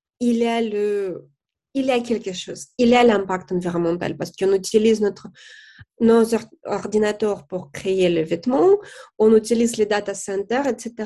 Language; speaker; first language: French; non-native, fluent; Russian